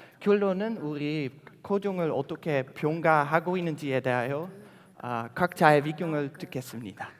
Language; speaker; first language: Korean; non-native, fluent; Dutch